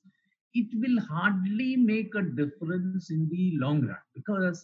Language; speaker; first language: English; non-native, local second language; Malayalam